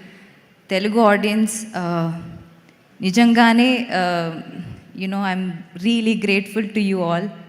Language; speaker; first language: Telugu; non-native, local second language; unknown